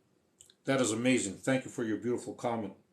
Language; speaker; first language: English; native; English